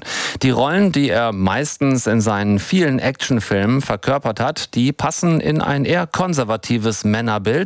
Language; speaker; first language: German; native; German